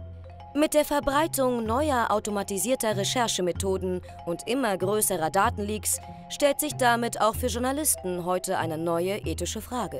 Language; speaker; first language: German; native; German